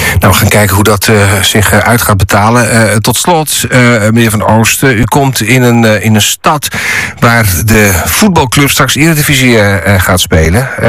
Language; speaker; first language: Dutch; non-native, local second language; Western Frisian